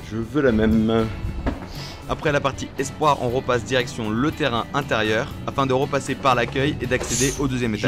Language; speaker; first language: French; native; French